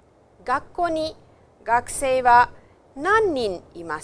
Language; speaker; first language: Japanese; non-native, fluent; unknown